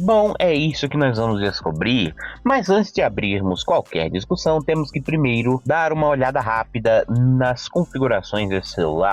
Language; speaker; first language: Portuguese; native; Portuguese